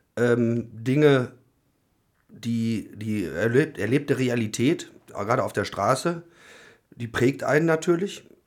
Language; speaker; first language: German; native; German